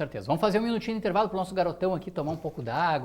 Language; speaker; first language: Portuguese; native; Portuguese